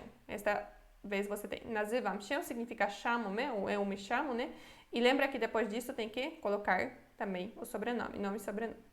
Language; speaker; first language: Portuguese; non-native, fluent; Polish